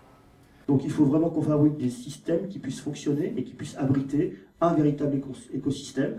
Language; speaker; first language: French; native; French